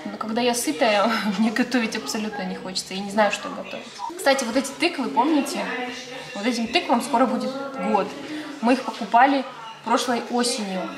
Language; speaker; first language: Russian; native; Russian